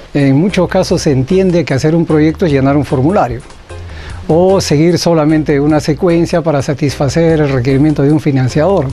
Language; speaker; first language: Spanish; native; Spanish